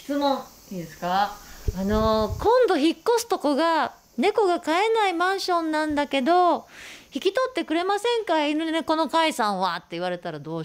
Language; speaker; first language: Japanese; native; Japanese